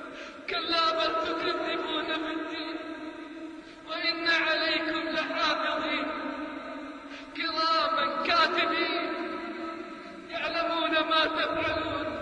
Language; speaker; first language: Arabic; native; Arabic